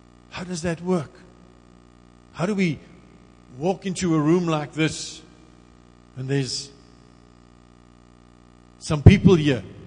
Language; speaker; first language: English; non-native, local second language; Afrikaans